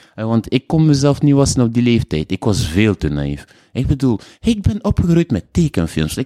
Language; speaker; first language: Dutch; non-native, fluent; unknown